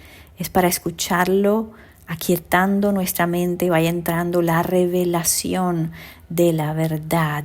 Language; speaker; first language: Spanish; native; Spanish